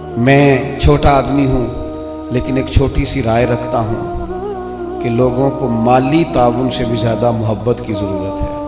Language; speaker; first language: Urdu; non-native, local second language; Punjabi